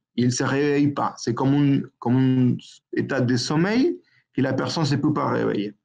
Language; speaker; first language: French; non-native, fluent; Spanish